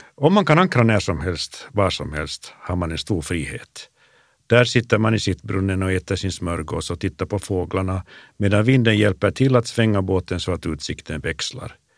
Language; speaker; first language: Swedish; native; Swedish